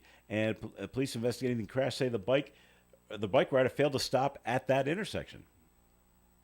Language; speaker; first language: English; native; English